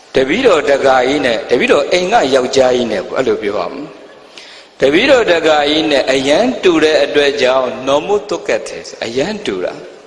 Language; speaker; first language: Burmese; native; Burmese